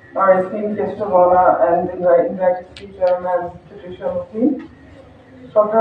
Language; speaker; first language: English; non-native, local second language; Assamese